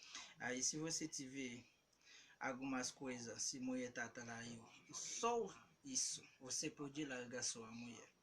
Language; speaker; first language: Portuguese; non-native, learner; Haitian Creole